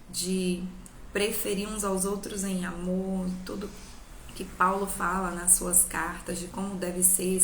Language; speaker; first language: Portuguese; native; Portuguese